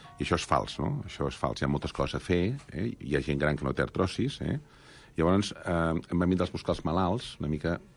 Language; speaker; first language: Catalan; native; Catalan